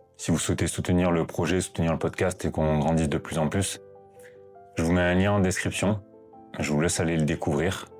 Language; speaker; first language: French; native; French